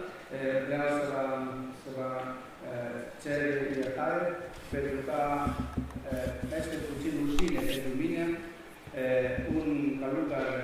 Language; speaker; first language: Romanian; non-native, learner; Greek